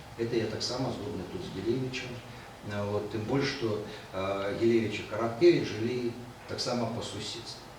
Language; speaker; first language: Belarusian; native; Belarusian